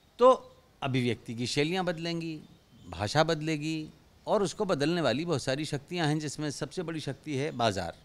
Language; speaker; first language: Hindi; native; Hindi